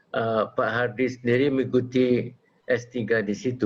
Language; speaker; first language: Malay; non-native, local second language; Javanese